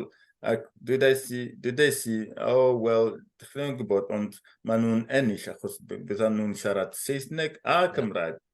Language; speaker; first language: Welsh; non-native, fluent; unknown